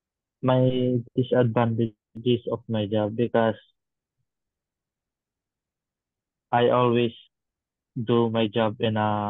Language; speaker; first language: English; non-native, learner; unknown